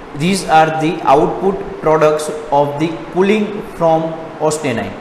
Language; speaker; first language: English; non-native, local second language; Gujarati